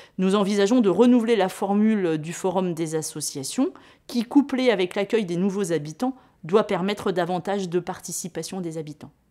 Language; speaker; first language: French; native; French